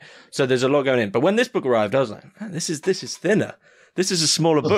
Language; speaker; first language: English; native; English